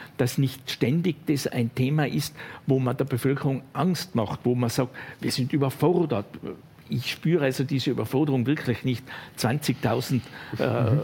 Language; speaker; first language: German; native; German